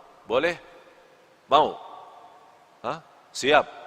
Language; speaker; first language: Indonesian; non-native, fluent; Arabic